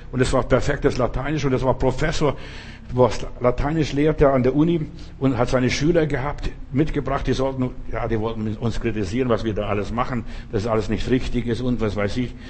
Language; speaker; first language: German; non-native, fluent; Lithuanian